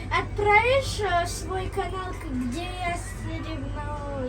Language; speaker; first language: Russian; early bilingual, other home language; Tajik